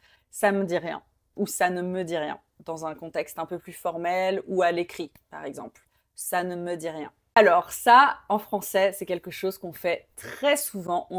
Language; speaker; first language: French; native; French